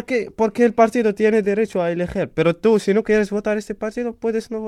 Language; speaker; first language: Spanish; non-native, fluent; Arabic